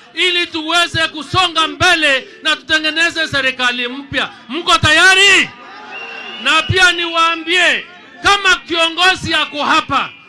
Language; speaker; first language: Swahili; non-native, local second language; Kikuyu